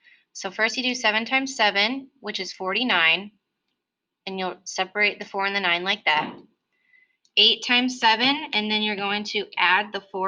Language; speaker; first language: English; native; English